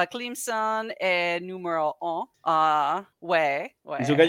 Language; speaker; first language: French; non-native, learner; English